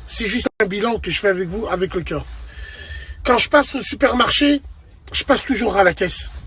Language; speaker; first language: French; native; French